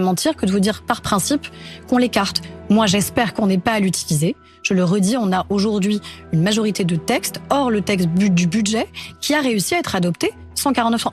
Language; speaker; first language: French; native; French